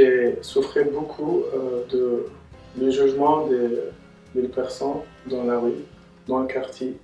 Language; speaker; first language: French; non-native, local second language; Arabic